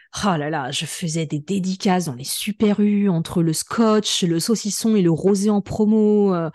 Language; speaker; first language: French; native; French